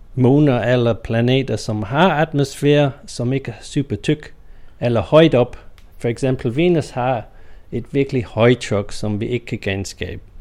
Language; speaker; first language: Danish; non-native, fluent; English